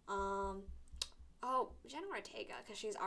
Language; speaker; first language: English; native; English